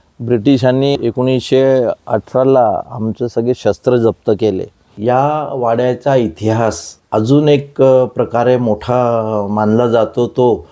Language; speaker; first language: Marathi; native; Marathi